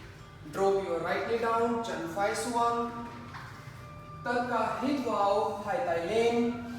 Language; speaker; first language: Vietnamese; non-native, learner; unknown